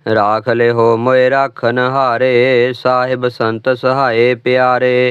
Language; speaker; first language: Hindi; non-native, local second language; Punjabi